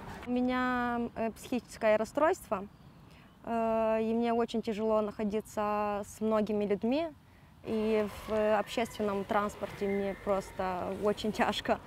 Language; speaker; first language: Russian; non-native, local second language; Romanian